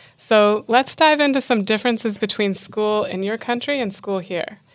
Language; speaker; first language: English; native; English